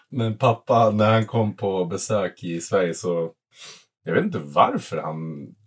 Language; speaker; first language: Swedish; early bilingual, other home language; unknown